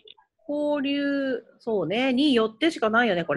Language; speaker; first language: Japanese; non-native, fluent; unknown